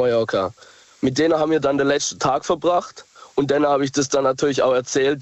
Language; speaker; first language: German; native; German